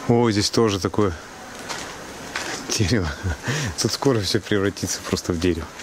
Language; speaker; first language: Russian; native; Russian